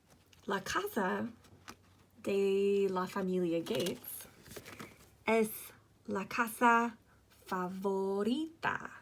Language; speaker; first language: Spanish; non-native, fluent; English